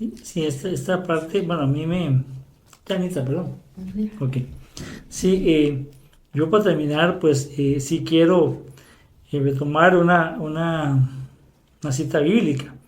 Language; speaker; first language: Spanish; native; Spanish